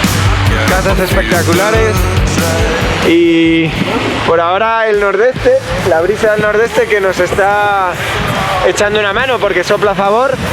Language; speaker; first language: Spanish; native; Spanish